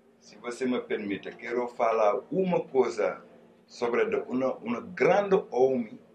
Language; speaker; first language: Portuguese; non-native, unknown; Wolof